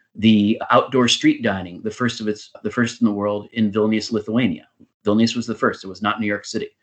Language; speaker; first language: English; native; English